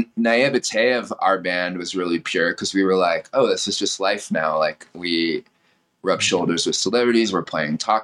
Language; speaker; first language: English; native; English